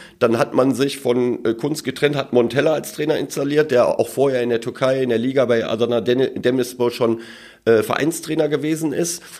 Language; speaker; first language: German; early bilingual, other home language; Turkish